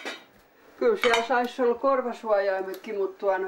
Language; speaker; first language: Finnish; native; Finnish